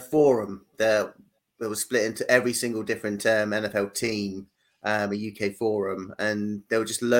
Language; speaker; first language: English; native; English